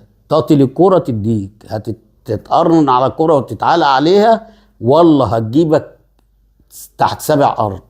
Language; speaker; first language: Arabic; native; Arabic